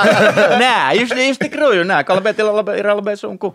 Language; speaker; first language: Lithuanian; non-native, fluent; Finnish